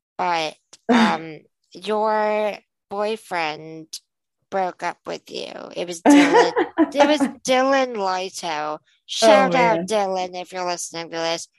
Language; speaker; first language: English; native; English